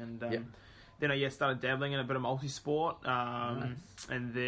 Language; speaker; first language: English; native; English